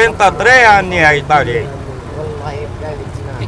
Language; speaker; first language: Italian; non-native, learner; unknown